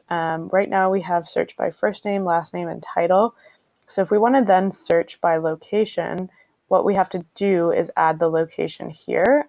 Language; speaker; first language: English; native; English